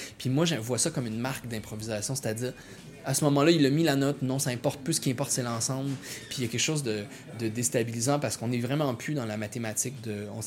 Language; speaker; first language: French; native; French